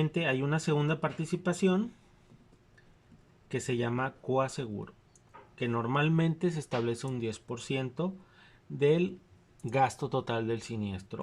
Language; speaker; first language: Spanish; native; Spanish